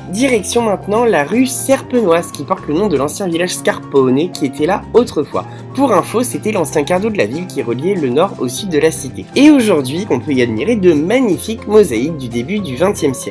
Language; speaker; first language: French; native; French